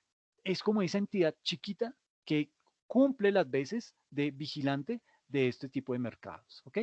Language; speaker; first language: Spanish; native; Spanish